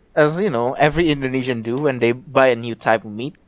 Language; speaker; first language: English; non-native, fluent; Indonesian